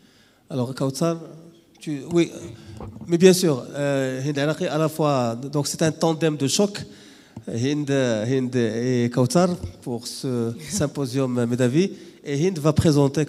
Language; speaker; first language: French; non-native, local second language; Arabic